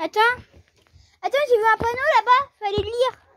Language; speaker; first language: French; native; French